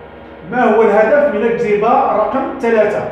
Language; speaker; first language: Arabic; native; Arabic